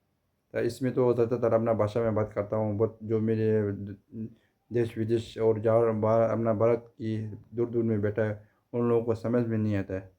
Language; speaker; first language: Hindi; non-native, fluent; Tibetan